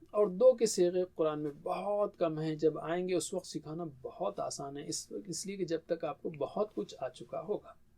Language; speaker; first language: Urdu; native; Urdu